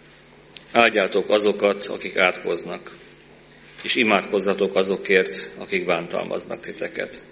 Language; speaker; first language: Hungarian; native; Hungarian